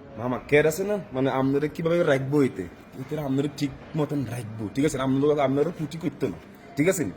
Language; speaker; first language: Bangla; non-native, learner; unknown